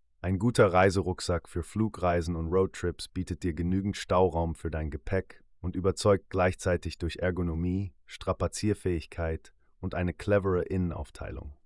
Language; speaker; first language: German; native; German